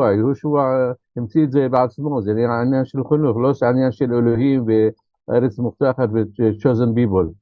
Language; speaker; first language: Hebrew; non-native, local second language; Arabic